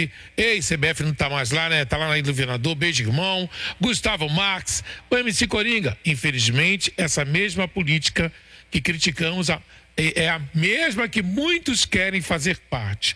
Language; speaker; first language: Portuguese; native; Portuguese